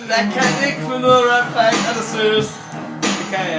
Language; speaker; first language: Danish; native; Danish